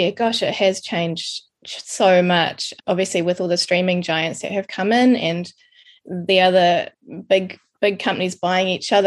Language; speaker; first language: English; native; English